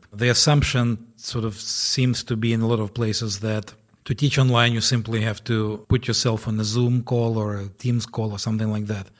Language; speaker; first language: English; non-native, fluent; Ukrainian